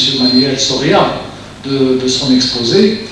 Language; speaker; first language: French; non-native, local second language; Arabic